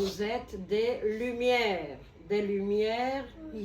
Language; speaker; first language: French; non-native, fluent; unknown